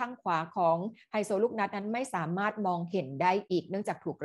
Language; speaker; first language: Thai; native; Thai